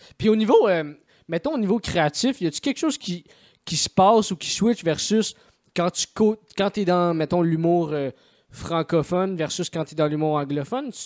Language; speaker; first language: French; native; French